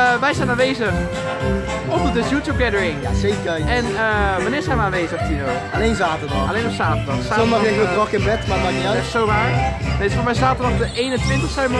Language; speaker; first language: Dutch; native; Dutch